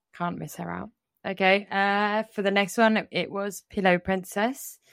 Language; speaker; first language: English; native; English